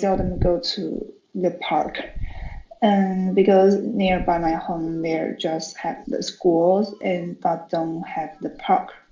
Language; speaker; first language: English; non-native, learner; Chinese